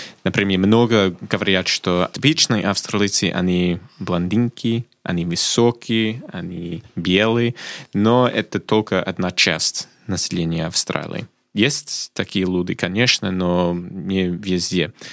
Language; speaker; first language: Russian; non-native, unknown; English